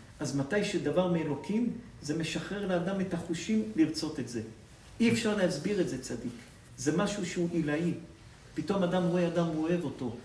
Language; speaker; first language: Hebrew; native; Hebrew